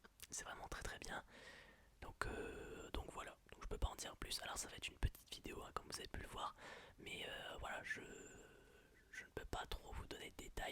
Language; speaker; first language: French; native; French